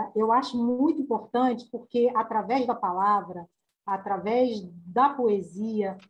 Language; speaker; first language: Portuguese; native; Portuguese